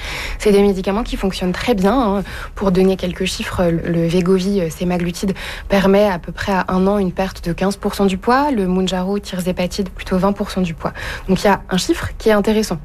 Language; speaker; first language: French; native; French